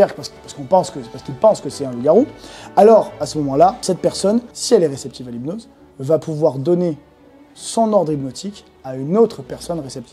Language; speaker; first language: French; native; French